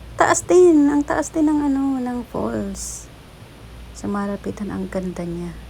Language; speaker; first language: Filipino; non-native, local second language; Bikol